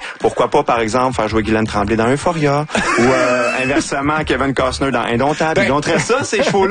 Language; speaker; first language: French; native; French